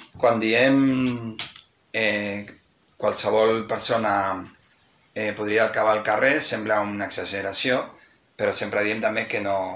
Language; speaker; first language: Catalan; non-native, local second language; Spanish